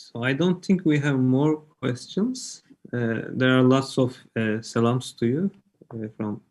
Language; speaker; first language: English; non-native, fluent; Turkish